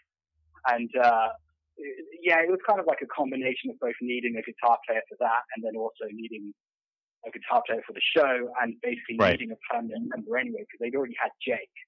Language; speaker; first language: English; native; English